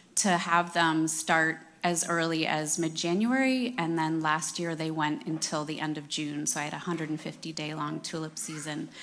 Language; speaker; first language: English; native; English